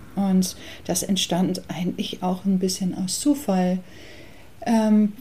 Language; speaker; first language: German; early bilingual, other home language; English